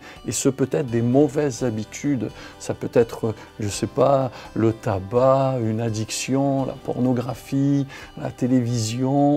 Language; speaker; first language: French; native; French